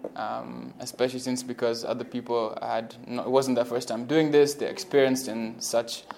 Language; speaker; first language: English; non-native, local second language; Swahili